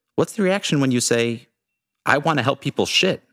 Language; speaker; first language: English; native; English